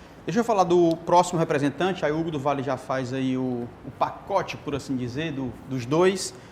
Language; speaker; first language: Portuguese; native; Portuguese